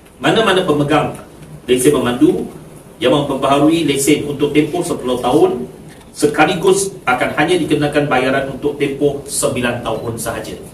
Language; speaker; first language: Malay; non-native, local second language; Chinese